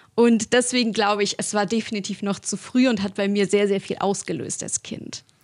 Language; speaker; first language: German; early bilingual, other home language; Russian